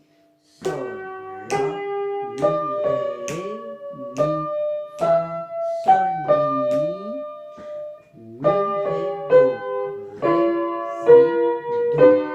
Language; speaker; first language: French; native; French